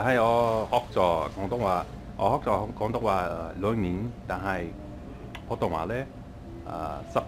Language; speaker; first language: Cantonese; non-native, learner; English